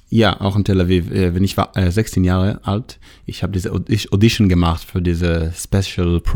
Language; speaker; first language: German; non-native, learner; Hebrew